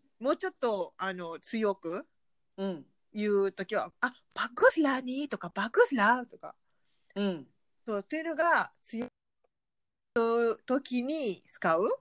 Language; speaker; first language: Japanese; non-native, fluent; Malay